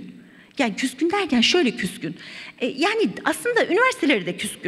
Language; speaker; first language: Turkish; native; Turkish